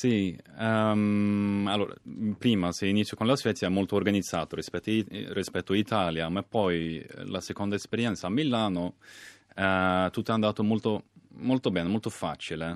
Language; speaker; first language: Italian; non-native, fluent; Swedish